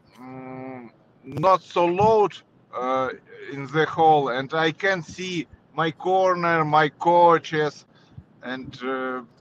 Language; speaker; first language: English; non-native, learner; Russian